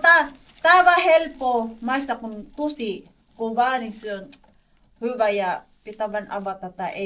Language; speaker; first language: Finnish; non-native, learner; Filipino